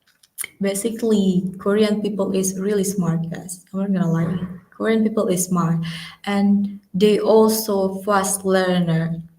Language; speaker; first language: English; non-native, learner; Indonesian